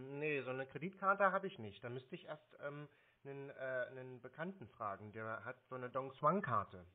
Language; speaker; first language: German; native; German